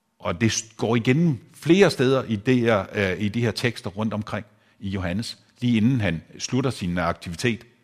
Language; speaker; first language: Danish; native; Danish